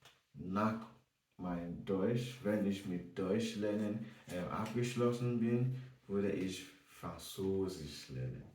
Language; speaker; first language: German; non-native, learner; English